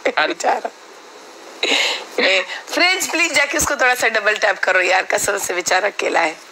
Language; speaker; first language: Hindi; non-native, local second language; Pashto